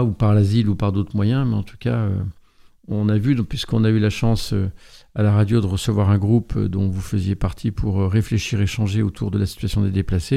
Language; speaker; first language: French; native; French